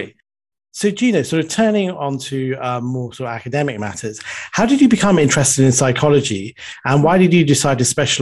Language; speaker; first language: English; non-native, local second language; Sinhala